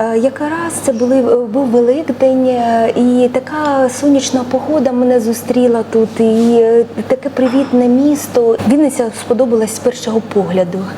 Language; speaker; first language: Ukrainian; native; Ukrainian